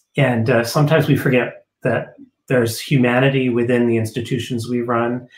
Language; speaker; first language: English; native; English